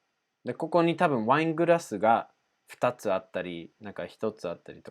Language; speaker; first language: Japanese; non-native, fluent; English